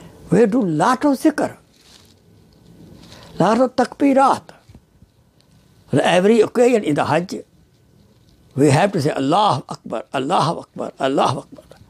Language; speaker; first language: English; non-native, local second language; Urdu